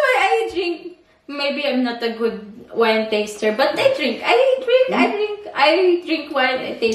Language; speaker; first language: English; non-native, learner; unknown